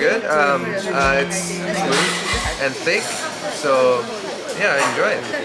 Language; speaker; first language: English; non-native, fluent; Chinese